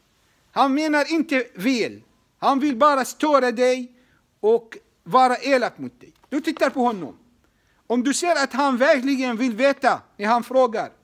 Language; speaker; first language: Swedish; non-native, fluent; Arabic